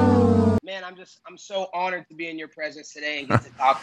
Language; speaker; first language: English; native; English